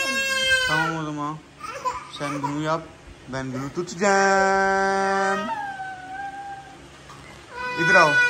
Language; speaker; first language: Turkish; non-native, learner; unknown